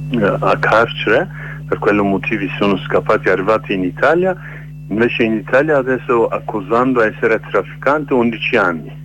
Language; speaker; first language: Italian; non-native, learner; Kurdish